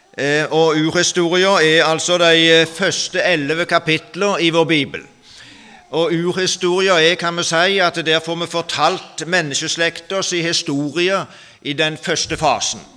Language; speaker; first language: Norwegian; native; Norwegian